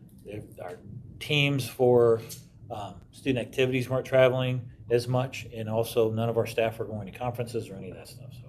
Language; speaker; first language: English; native; English